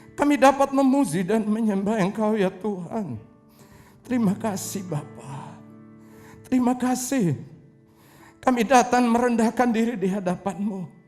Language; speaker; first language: Indonesian; non-native, local second language; Tetum